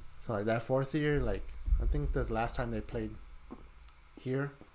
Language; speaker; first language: English; early bilingual, other home language; Spanish